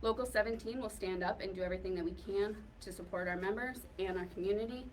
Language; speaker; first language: English; native; English